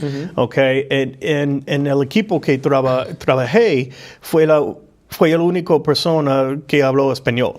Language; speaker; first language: Spanish; non-native, fluent; English